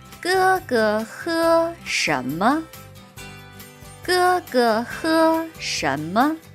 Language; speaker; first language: Chinese; non-native, learner; Thai